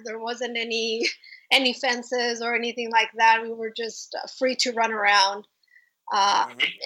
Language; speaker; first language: English; early bilingual, other home language; Spanish